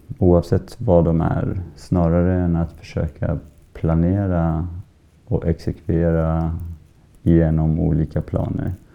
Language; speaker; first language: Swedish; early bilingual, other home language; Persian